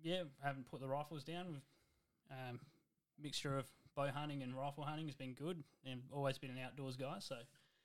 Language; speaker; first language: English; native; English